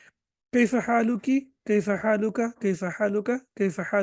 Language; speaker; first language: Arabic; non-native, fluent; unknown